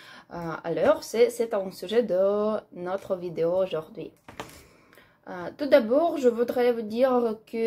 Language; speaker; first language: French; non-native, learner; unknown